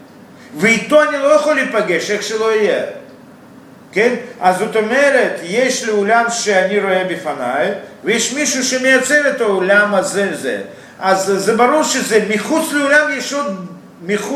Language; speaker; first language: Hebrew; non-native, fluent; Russian